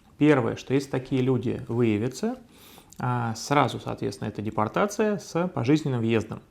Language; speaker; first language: Russian; native; Russian